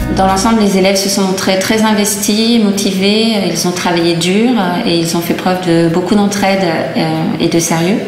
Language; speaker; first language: French; native; French